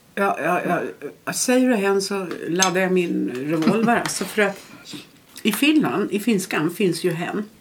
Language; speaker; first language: Swedish; early bilingual, other home language; Estonian